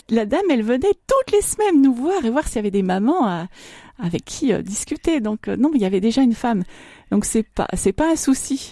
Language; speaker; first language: French; native; French